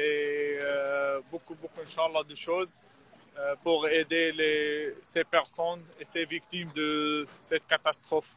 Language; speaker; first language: French; non-native, fluent; Arabic